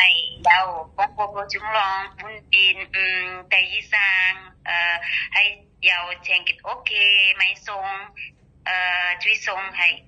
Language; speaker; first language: Cantonese; non-native, learner; Indonesian